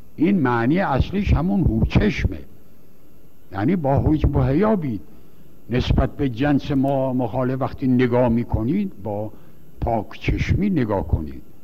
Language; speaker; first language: Persian; native; Persian